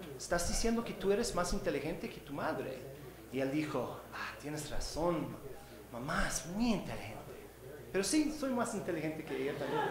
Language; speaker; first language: Spanish; non-native, fluent; English